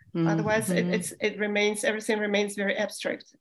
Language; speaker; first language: English; non-native, fluent; Russian